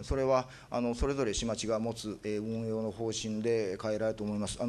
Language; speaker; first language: Japanese; native; Japanese